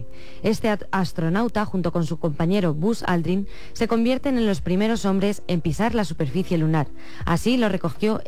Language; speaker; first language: Spanish; native; Spanish